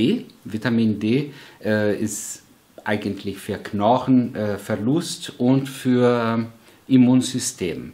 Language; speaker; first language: German; non-native, fluent; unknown